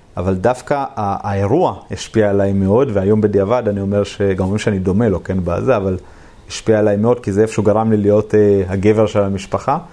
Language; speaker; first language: Hebrew; native; Hebrew